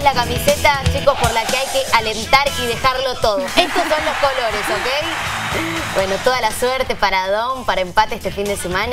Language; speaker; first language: Spanish; native; Spanish